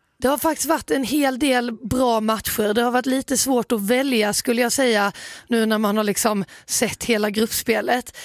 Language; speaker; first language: Swedish; native; Swedish